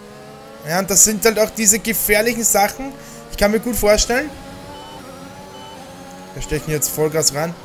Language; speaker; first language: German; native; German